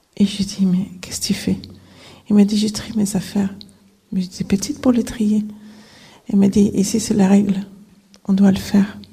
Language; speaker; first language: French; non-native, local second language; Arabic